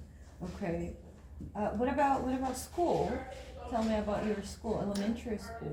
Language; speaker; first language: English; non-native, fluent; Japanese